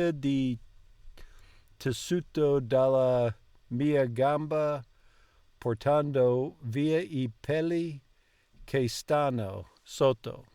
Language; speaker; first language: Italian; non-native, learner; English